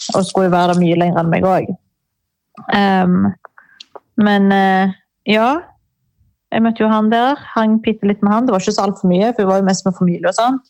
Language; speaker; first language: Norwegian; native; Norwegian